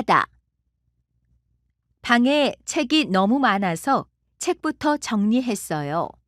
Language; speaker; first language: Korean; non-native, learner; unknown